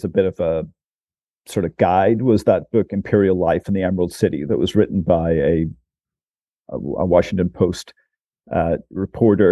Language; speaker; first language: English; native; English